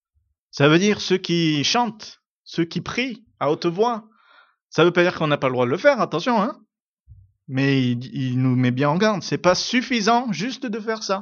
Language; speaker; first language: French; native; French